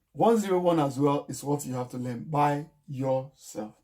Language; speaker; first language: English; non-native, local second language; Yoruba